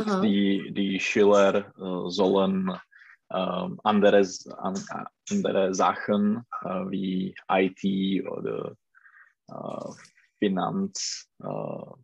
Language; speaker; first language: German; non-native, learner; Czech